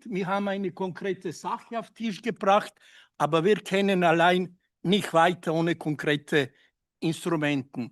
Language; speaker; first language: German; non-native, learner; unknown